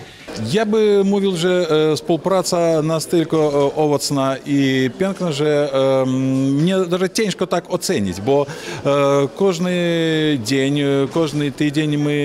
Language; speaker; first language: Polish; non-native, learner; Russian